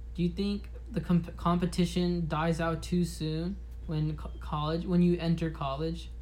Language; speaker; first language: English; early bilingual, other home language; Japanese